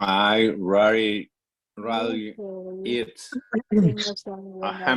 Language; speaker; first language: English; non-native, learner; Spanish